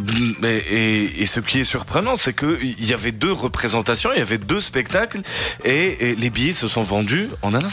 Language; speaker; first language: French; non-native, local second language; Arabic